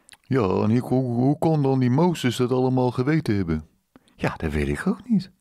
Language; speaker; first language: Dutch; native; Dutch